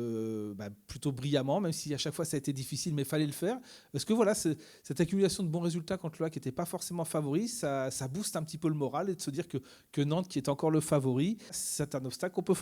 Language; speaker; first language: French; native; French